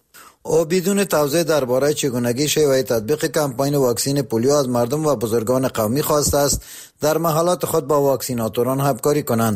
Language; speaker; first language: Persian; native; Persian